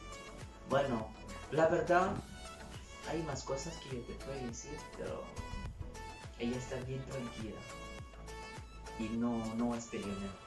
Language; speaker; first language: Spanish; non-native, learner; Haitian Creole